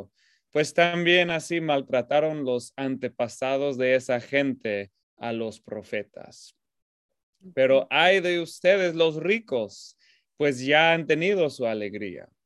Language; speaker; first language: Spanish; non-native, fluent; English